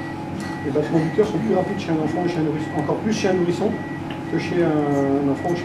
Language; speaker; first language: French; native; French